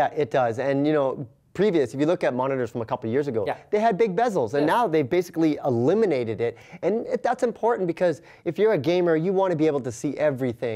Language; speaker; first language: English; native; English